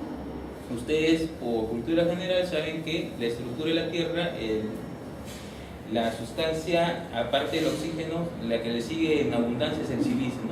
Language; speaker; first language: Spanish; native; Spanish